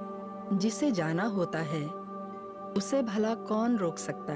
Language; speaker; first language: Hindi; native; Hindi